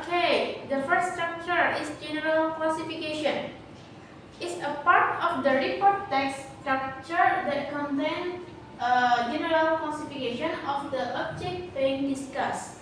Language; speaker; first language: English; non-native, learner; Indonesian